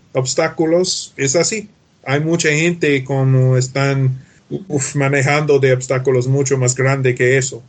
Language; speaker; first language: Spanish; non-native, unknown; English